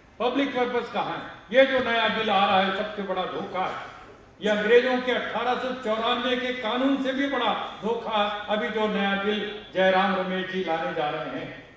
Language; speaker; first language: Hindi; non-native, local second language; Telugu